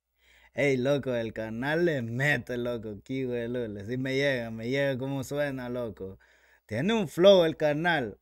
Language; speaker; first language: Spanish; native; Spanish